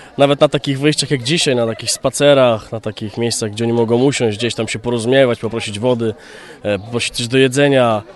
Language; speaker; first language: Polish; native; Polish